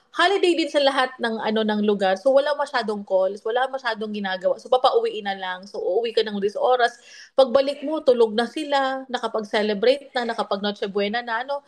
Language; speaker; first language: Filipino; non-native, local second language; Bikol